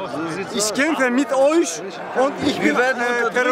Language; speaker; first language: German; non-native, learner; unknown